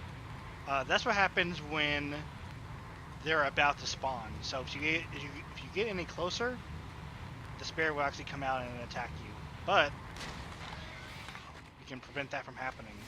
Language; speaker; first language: English; native; English